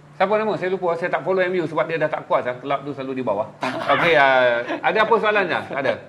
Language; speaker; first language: Malay; native; Malay